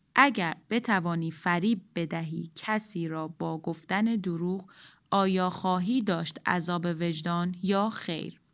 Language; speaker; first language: Persian; native; Persian